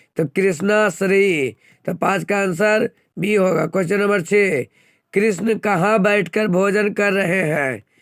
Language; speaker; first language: Hindi; native; Hindi